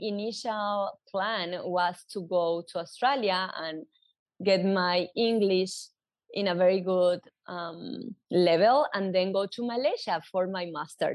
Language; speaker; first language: English; non-native, fluent; Spanish